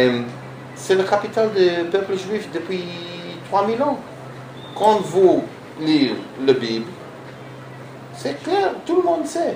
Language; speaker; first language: French; non-native, learner; Hebrew